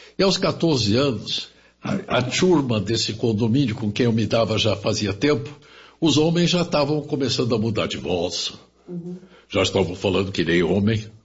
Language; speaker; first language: Portuguese; early bilingual, other home language; German